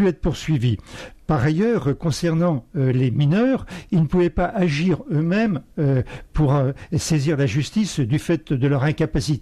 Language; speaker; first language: French; native; French